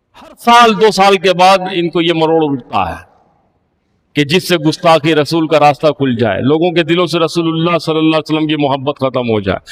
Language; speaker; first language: Urdu; native; Urdu